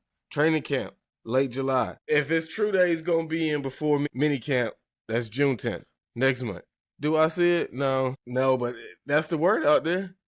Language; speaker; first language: English; native; English